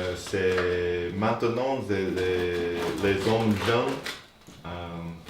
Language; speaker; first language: French; non-native, learner; English